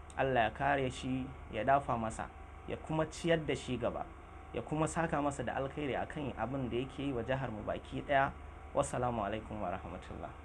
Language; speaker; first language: Hausa; native; Hausa